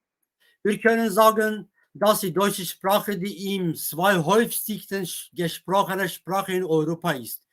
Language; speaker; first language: German; non-native, fluent; Kurdish